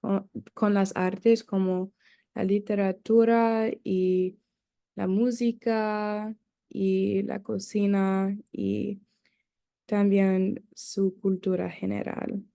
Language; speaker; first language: Spanish; non-native, learner; English